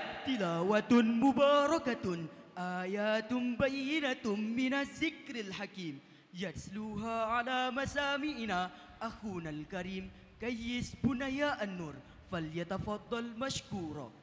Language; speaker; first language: Arabic; non-native, fluent; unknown